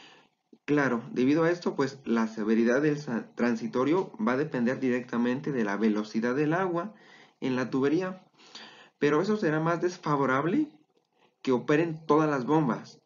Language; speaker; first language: Spanish; native; Spanish